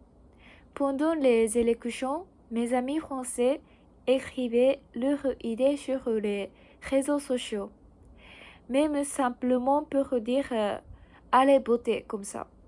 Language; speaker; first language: French; non-native, learner; Japanese